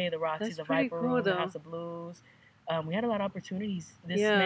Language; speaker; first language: English; native; English